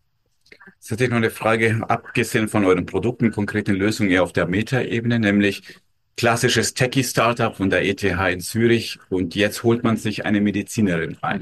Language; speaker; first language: German; native; German